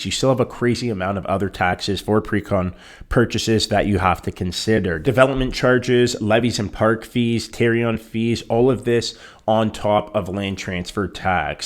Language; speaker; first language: English; native; English